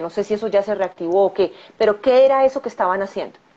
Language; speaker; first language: Spanish; native; Spanish